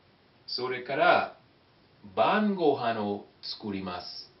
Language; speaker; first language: Japanese; non-native, learner; English